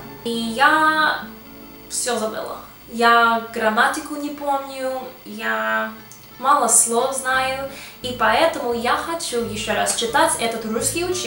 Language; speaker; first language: Russian; non-native, learner; English